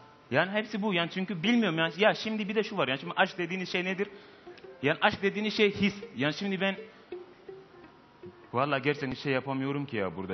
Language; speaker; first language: Turkish; non-native, fluent; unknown